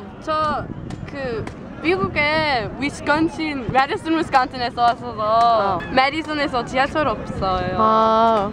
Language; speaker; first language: Korean; non-native, learner; English